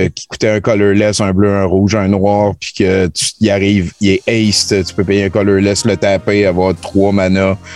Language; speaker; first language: French; native; French